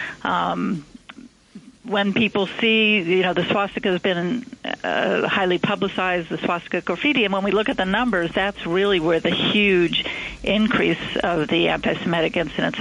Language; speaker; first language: English; native; English